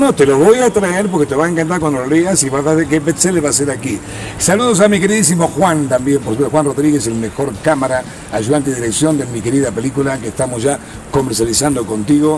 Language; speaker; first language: Spanish; native; Spanish